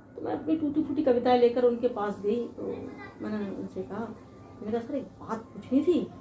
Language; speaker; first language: Hindi; native; Hindi